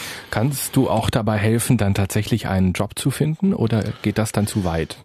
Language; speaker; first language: German; native; German